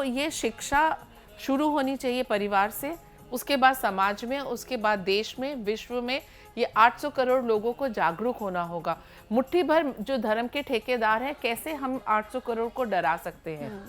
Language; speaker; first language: Hindi; native; Hindi